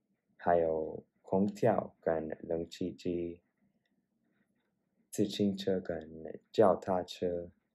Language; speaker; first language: Chinese; non-native, learner; Spanish